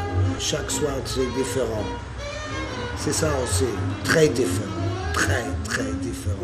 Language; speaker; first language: French; non-native, fluent; English